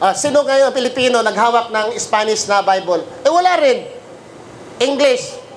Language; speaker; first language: Filipino; non-native, local second language; Cebuano